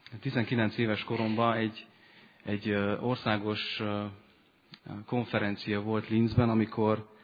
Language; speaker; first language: Hungarian; native; Hungarian